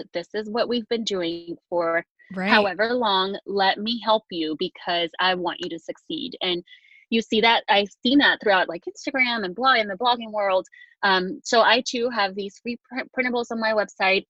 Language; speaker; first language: English; early bilingual, other home language; Spanish